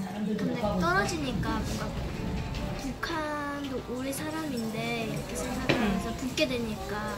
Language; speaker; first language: Korean; early bilingual, other home language; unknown